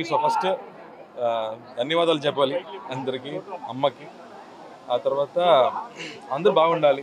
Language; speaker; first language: Telugu; non-native, fluent; Tamil